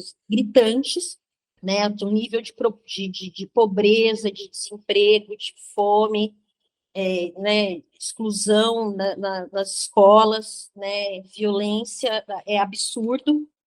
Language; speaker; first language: Portuguese; native; Portuguese